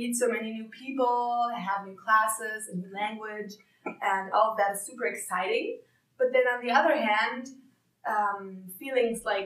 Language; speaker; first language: English; non-native, fluent; German